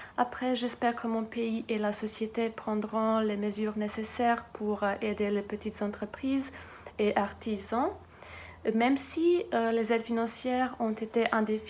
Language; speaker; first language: French; non-native, fluent; Serbian